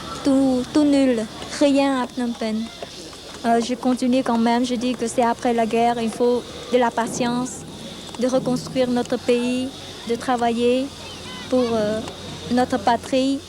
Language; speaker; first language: French; non-native, fluent; Khmer